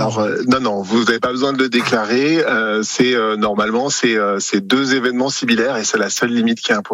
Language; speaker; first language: French; native; French